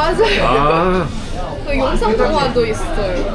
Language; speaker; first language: Korean; non-native, learner; Chinese